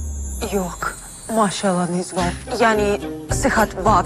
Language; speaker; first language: Turkish; non-native, learner; Russian